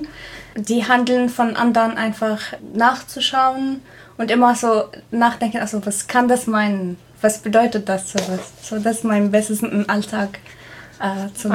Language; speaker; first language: German; non-native, fluent; Arabic